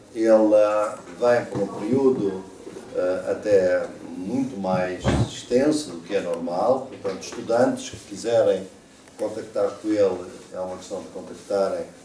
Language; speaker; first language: Portuguese; native; Portuguese